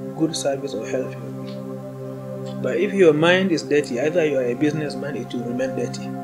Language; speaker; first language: English; non-native, local second language; Hausa